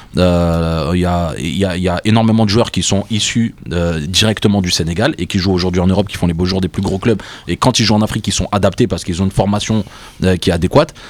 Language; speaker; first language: French; native; French